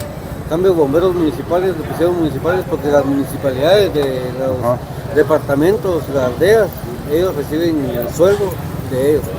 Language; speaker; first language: Spanish; native; Spanish